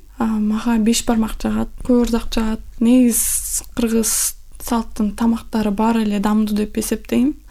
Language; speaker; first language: Kyrgyz; non-native, local second language; Russian